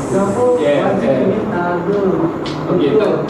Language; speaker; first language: English; non-native, fluent; Malay